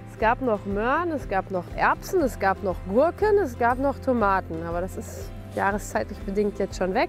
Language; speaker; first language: German; native; German